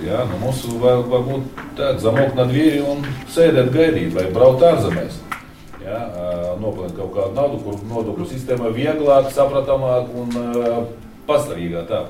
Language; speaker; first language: Latvian; non-native, local second language; Russian